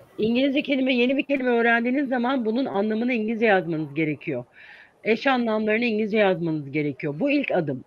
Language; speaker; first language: Turkish; native; Turkish